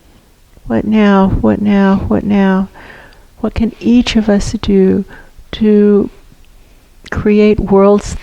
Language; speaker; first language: English; native; English